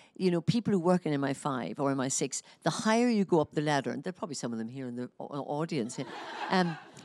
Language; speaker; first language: English; native; English